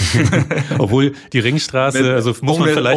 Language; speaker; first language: German; native; German